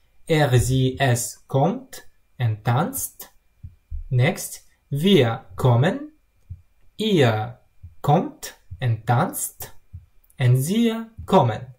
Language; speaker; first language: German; non-native, learner; Russian